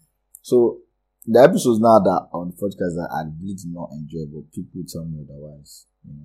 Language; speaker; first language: English; non-native, local second language; Yoruba